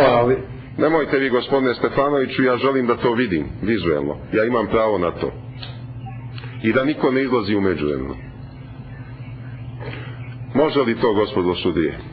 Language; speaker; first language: Bosnian; native; Bosnian